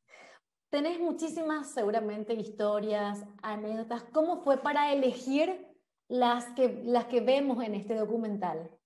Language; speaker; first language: Spanish; native; Spanish